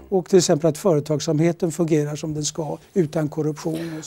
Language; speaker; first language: Swedish; native; Swedish